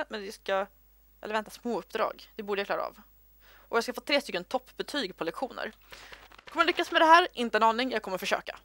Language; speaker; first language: Swedish; native; Swedish